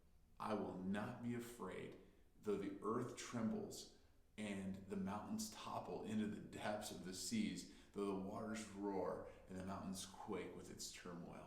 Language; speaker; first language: English; native; English